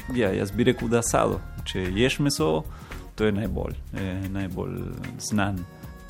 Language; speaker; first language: Slovenian; non-native, learner; Spanish